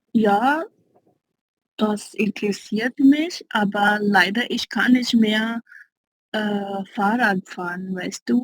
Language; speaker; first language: German; non-native, learner; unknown